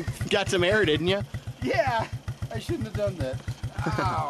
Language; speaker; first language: English; native; English